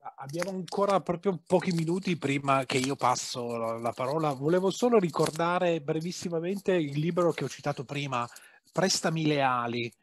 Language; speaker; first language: Italian; native; Italian